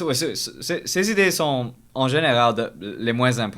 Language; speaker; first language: French; non-native, local second language; English